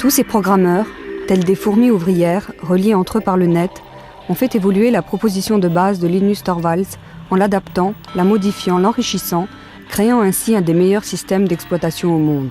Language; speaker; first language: French; native; French